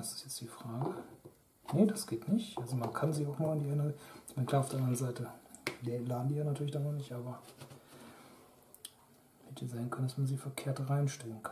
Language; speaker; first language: German; native; German